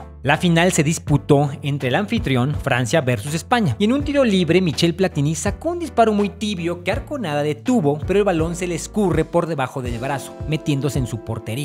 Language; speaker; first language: Spanish; native; Spanish